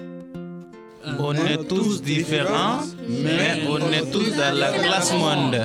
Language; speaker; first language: French; non-native, learner; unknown